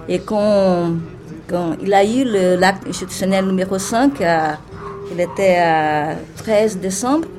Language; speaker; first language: French; non-native, fluent; Portuguese